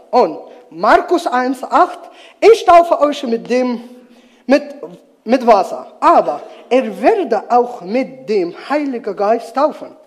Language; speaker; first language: German; non-native, learner; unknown